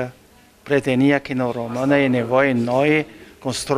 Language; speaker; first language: Romanian; non-native, learner; Chinese